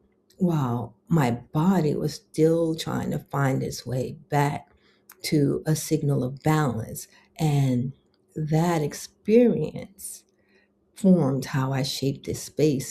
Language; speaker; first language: English; native; English